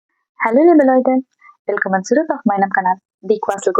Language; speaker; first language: German; non-native, learner; Tamil